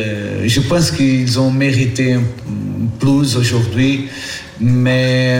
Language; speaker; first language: French; non-native, learner; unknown